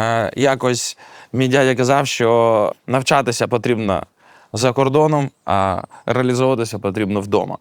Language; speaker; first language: Ukrainian; native; Ukrainian